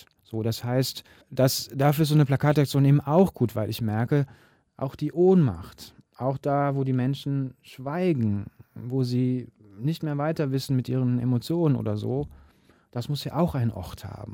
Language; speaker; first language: German; native; German